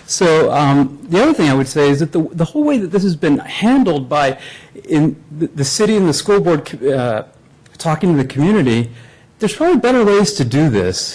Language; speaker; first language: English; native; English